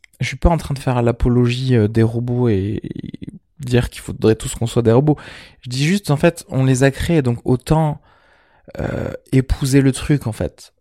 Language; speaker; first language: French; early bilingual, other home language; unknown